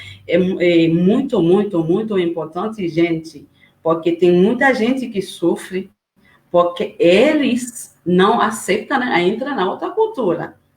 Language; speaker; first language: Portuguese; non-native, learner; Haitian Creole